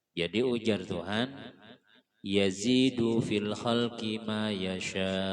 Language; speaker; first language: Indonesian; non-native, local second language; Banjar